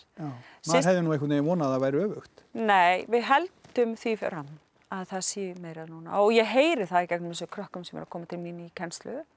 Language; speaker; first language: Icelandic; non-native, fluent; Arabic